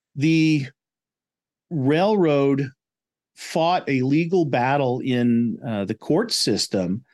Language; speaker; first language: English; native; English